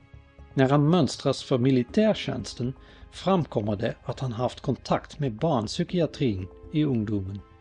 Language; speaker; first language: Swedish; native; Swedish